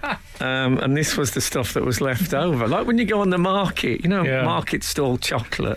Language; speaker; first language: English; native; English